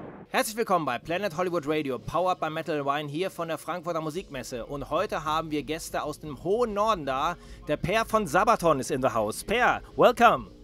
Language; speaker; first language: German; native; German